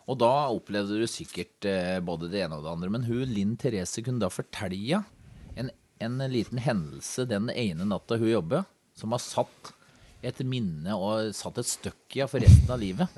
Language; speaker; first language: Norwegian; native; Norwegian